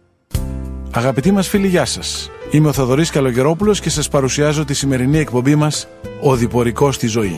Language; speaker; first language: Greek; native; Greek